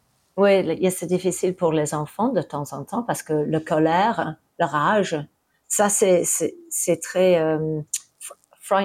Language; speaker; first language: French; early bilingual, heritage; English